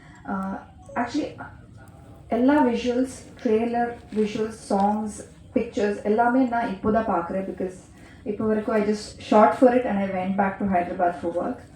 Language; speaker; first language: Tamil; non-native, learner; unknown